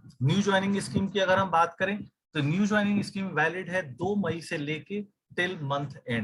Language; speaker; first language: Hindi; native; Hindi